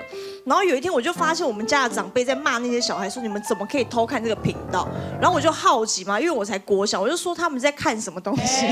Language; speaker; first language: Chinese; native; Chinese